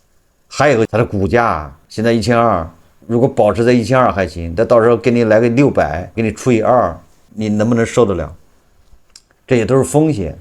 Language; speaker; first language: Chinese; native; Chinese